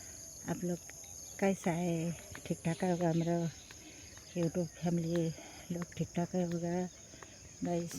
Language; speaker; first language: Hindi; non-native, local second language; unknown